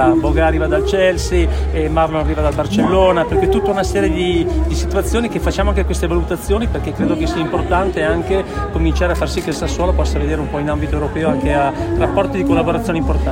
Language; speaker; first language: Italian; native; Italian